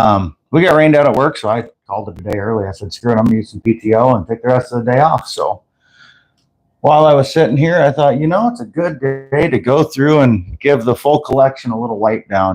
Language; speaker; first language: English; native; English